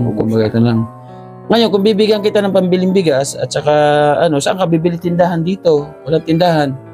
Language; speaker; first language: Filipino; non-native, local second language; Waray